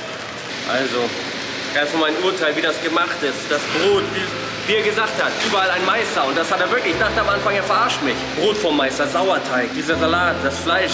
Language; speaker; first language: German; native; German